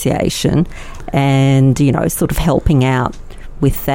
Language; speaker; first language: English; non-native, local second language; Yiddish